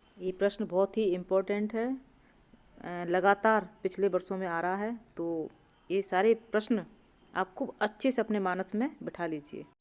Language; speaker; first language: Hindi; native; Hindi